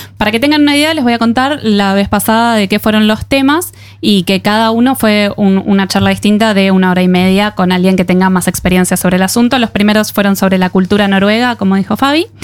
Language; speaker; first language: Spanish; native; Spanish